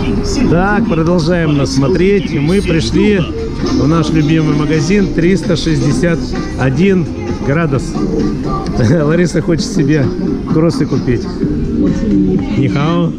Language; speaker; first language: Russian; native; Russian